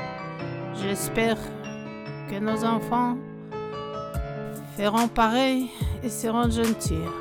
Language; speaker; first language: French; non-native, learner; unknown